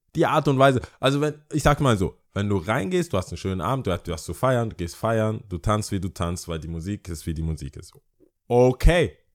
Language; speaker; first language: German; early bilingual, other home language; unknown